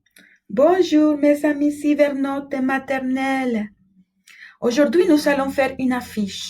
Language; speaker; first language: French; non-native, fluent; Spanish